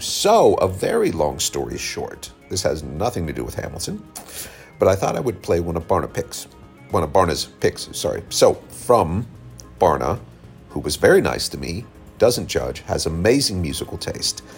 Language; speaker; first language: English; native; English